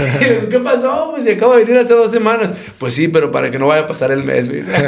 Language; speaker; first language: Spanish; early bilingual, heritage; Spanish